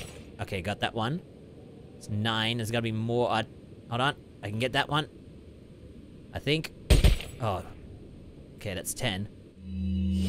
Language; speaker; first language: English; native; English